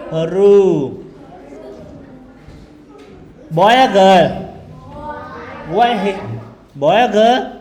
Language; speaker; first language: English; non-native, fluent; Khmer